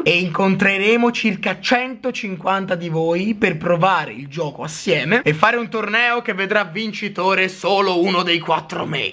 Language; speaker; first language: Italian; native; Italian